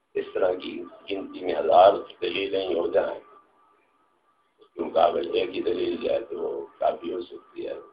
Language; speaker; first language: Urdu; non-native, local second language; Punjabi